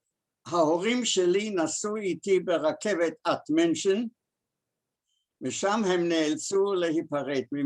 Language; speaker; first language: Hebrew; early bilingual, other home language; German